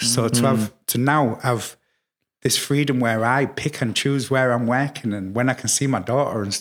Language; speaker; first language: English; native; English